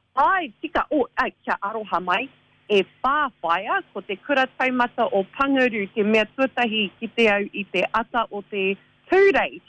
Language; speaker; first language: Māori; non-native, local second language; English